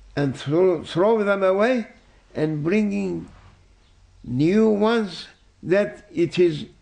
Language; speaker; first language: English; non-native, fluent; Turkish